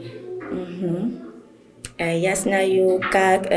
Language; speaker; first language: Russian; non-native, learner; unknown